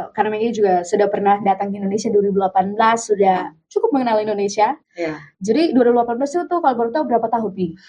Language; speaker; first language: Indonesian; native; Indonesian